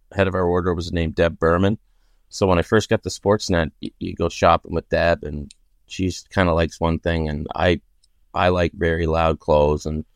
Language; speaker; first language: English; native; English